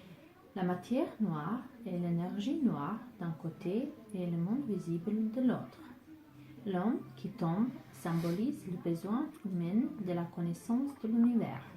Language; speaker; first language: French; non-native, learner; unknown